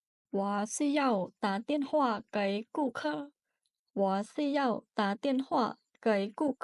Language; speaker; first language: Chinese; non-native, fluent; Khmer